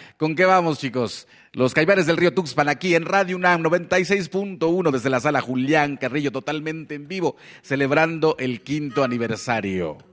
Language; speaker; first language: Spanish; non-native, local second language; Nahuatl languages